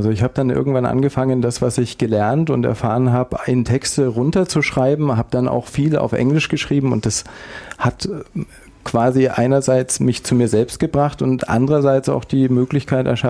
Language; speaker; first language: German; native; German